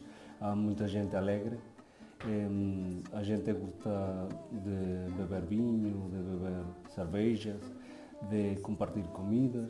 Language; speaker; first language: Portuguese; non-native, fluent; Spanish